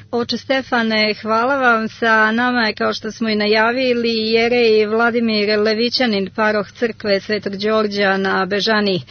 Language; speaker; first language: Serbian; native; Serbian